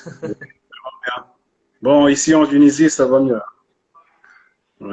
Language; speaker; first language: French; non-native, local second language; Arabic